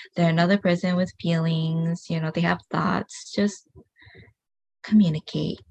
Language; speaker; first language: English; early bilingual, other home language; Hmong